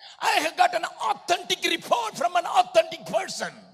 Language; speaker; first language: English; non-native, local second language; Tamil